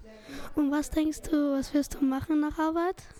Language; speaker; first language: German; non-native, local second language; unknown